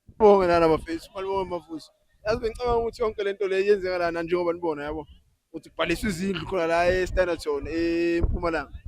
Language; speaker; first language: Zulu; native; Zulu